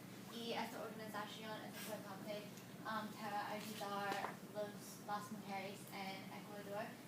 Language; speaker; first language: Spanish; non-native, learner; English